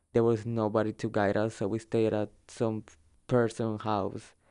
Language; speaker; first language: English; early bilingual, other home language; Spanish